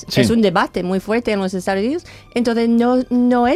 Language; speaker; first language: Spanish; non-native, fluent; English